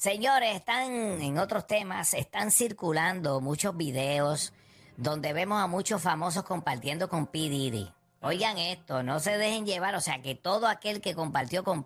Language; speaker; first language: Spanish; native; Spanish